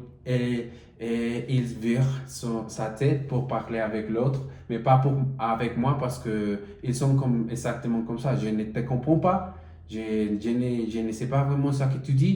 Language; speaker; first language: French; non-native, learner; Spanish